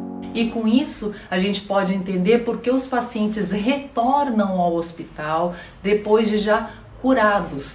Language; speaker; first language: Portuguese; native; Portuguese